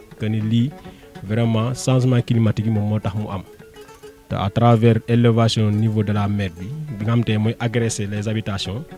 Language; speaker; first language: Wolof; native; Wolof